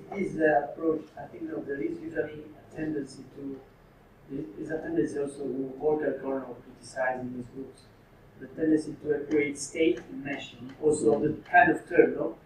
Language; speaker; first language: English; non-native, fluent; Italian